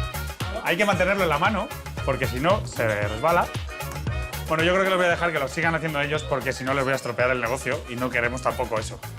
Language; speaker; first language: Spanish; native; Spanish